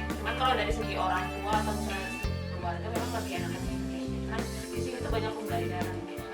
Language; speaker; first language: Indonesian; native; Indonesian